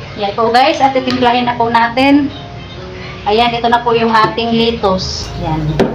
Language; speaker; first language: Filipino; non-native, local second language; Cebuano